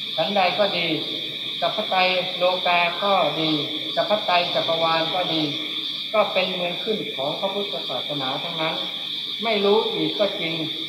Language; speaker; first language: Thai; native; Thai